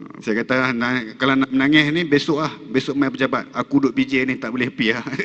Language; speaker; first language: Malay; native; Malay